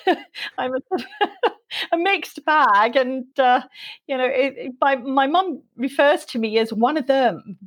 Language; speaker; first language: English; native; English